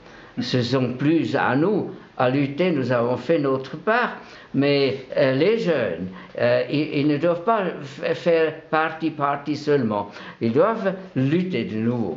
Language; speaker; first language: French; non-native, local second language; German